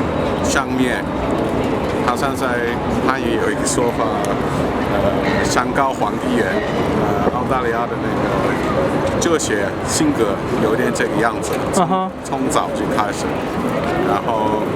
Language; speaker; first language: Chinese; non-native, fluent; English